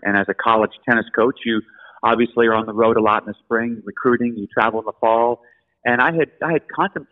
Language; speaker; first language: English; native; English